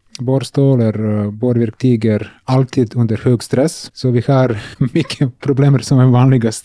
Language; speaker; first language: Swedish; non-native, learner; Serbian